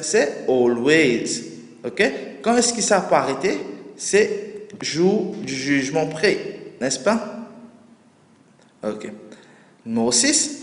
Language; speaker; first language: French; non-native, local second language; Morisyen